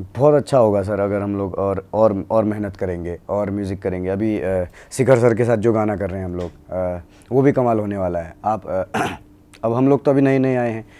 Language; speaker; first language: Hindi; native; Hindi